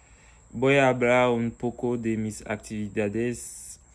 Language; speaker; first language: Spanish; non-native, learner; French